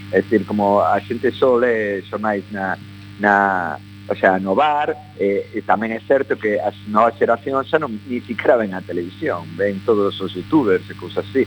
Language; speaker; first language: Galician; non-native, local second language; Spanish